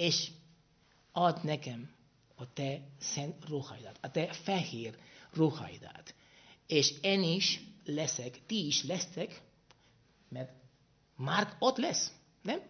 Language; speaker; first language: Hungarian; non-native, fluent; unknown